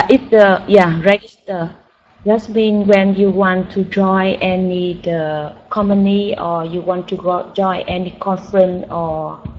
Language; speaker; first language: English; non-native, learner; Vietnamese